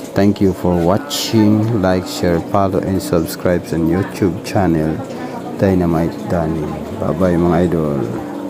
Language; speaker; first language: Filipino; non-native, local second language; Cebuano